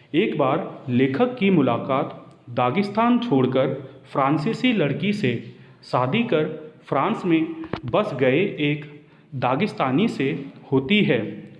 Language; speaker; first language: Hindi; native; Hindi